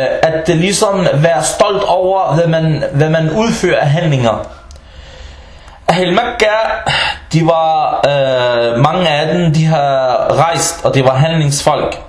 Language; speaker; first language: Danish; early bilingual, other home language; Arabic